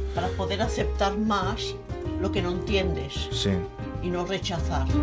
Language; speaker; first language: Spanish; native; Spanish